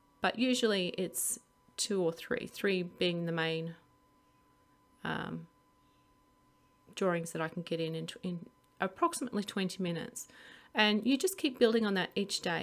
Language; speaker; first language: English; native; English